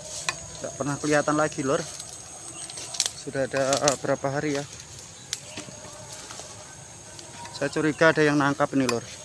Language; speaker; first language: Indonesian; non-native, local second language; Javanese